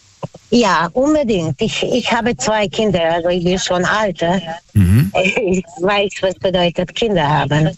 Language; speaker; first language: German; non-native, learner; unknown